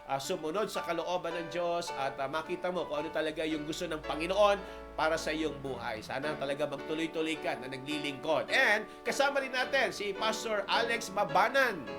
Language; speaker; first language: Filipino; native; Filipino